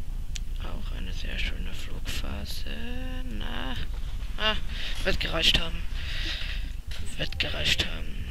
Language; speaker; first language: German; native; German